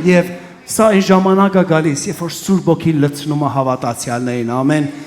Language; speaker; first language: Armenian; early bilingual, heritage; Armenian